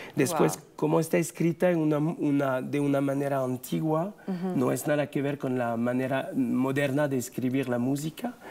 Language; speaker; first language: Spanish; non-native, fluent; French